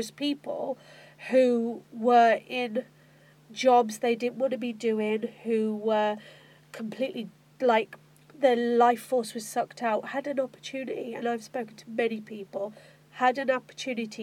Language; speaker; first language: English; native; English